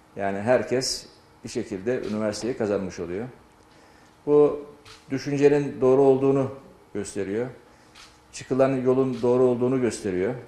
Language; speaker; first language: Turkish; non-native, fluent; Amharic